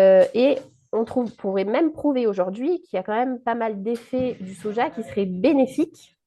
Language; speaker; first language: French; native; French